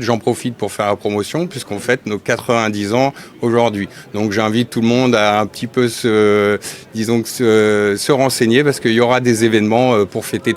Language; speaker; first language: French; native; French